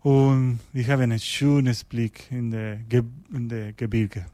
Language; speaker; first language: German; non-native, learner; Spanish